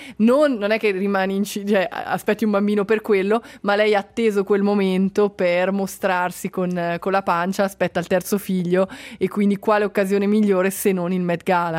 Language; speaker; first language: Italian; native; Italian